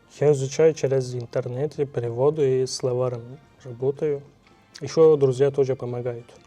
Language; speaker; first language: Russian; non-native, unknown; Turkish